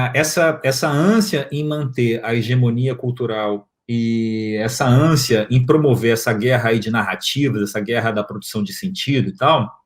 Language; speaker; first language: Portuguese; native; Portuguese